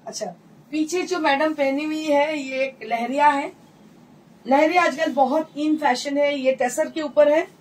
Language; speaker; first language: Hindi; non-native, local second language; Bangla